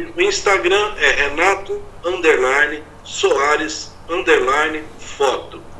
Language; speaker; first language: Portuguese; native; Portuguese